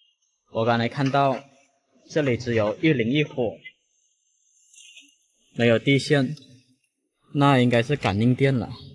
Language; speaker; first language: Chinese; native; Chinese